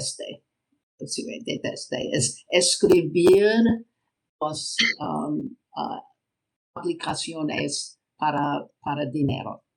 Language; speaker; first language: Spanish; non-native, learner; English